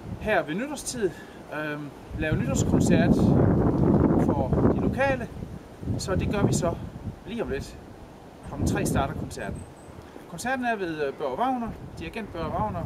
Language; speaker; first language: Danish; native; Danish